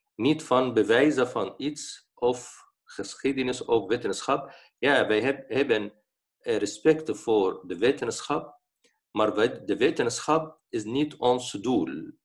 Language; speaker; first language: Dutch; non-native, fluent; Arabic